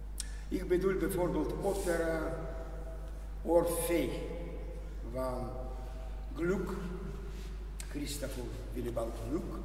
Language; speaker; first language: Dutch; non-native, learner; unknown